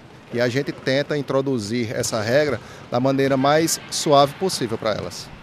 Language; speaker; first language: Portuguese; native; Portuguese